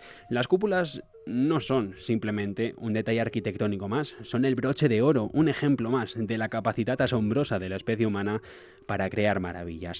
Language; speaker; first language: Spanish; native; Spanish